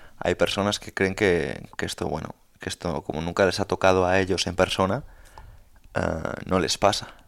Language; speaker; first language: Spanish; native; Spanish